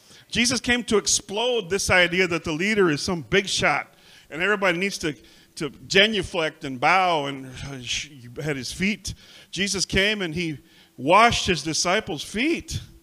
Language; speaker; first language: English; native; English